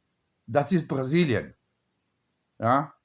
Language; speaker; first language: German; non-native, learner; Portuguese